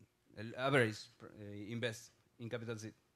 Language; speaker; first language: English; non-native, learner; Spanish